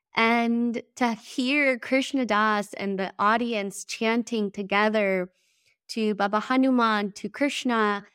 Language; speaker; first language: English; early bilingual, other home language; Spanish